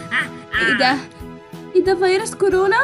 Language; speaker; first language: Arabic; native; Arabic